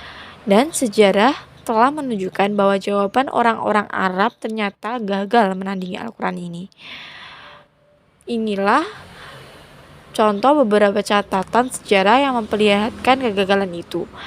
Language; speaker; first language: Indonesian; native; Indonesian